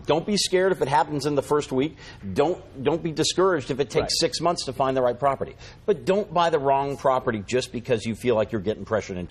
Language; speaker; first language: English; native; English